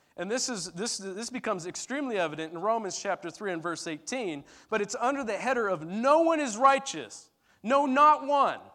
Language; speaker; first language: English; early bilingual, other home language; Turkish